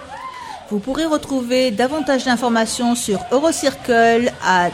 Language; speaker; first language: French; native; French